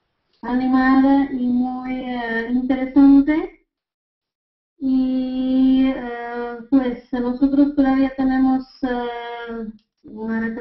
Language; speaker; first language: Spanish; non-native, fluent; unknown